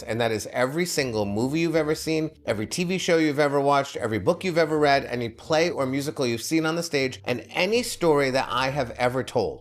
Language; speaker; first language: English; native; English